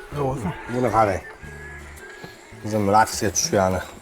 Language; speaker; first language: Korean; non-native, learner; Uzbek